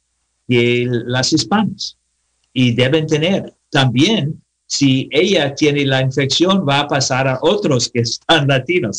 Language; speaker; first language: Spanish; non-native, learner; English